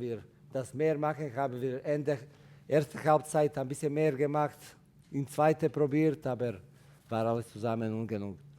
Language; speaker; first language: German; non-native, fluent; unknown